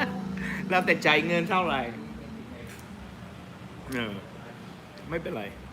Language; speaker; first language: Thai; non-native, learner; English